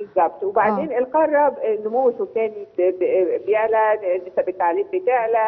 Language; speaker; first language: Arabic; native; Arabic